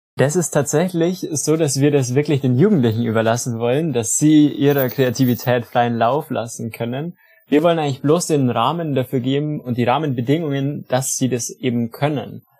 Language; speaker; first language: German; native; German